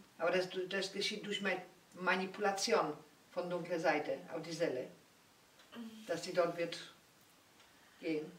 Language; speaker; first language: German; non-native, learner; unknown